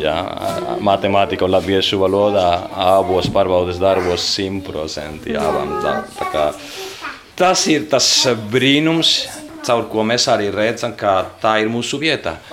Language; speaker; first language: Latvian; non-native, fluent; Spanish